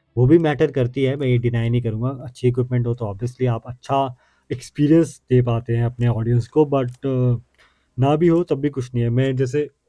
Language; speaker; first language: Hindi; native; Hindi